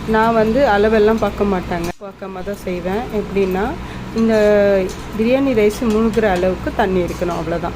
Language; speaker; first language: Tamil; native; Tamil